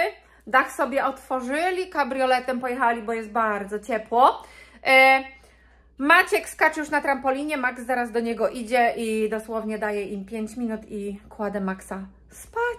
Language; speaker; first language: Polish; native; Polish